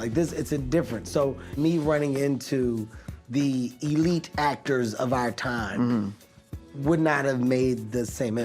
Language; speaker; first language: English; native; English